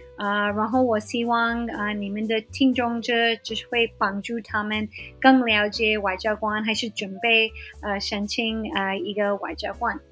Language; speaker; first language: Chinese; non-native, fluent; English